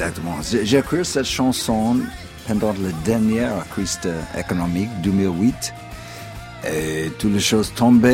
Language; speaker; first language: French; non-native, fluent; English